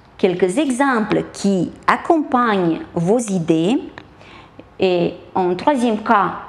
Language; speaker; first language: French; non-native, fluent; Romanian